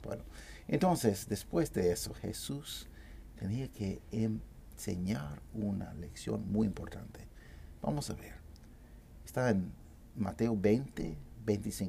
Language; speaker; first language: Spanish; non-native, fluent; English